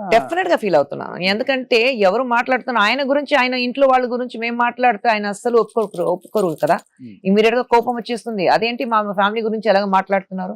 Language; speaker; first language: Telugu; non-native, local second language; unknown